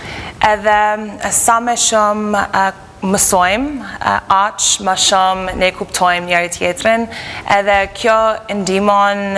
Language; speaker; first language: Albanian; non-native, learner; English